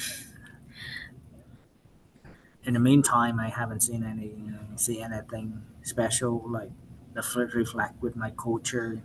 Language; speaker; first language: English; non-native, learner; Vietnamese